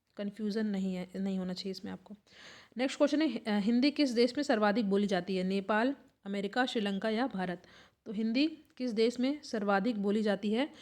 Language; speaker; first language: Hindi; native; Hindi